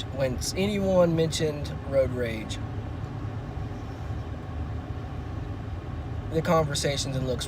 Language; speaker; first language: English; native; English